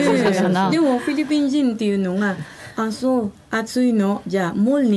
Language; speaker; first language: Japanese; non-native, fluent; Filipino